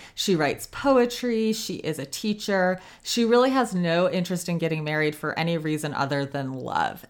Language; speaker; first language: English; native; English